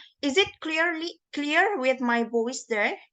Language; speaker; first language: English; non-native, learner; Indonesian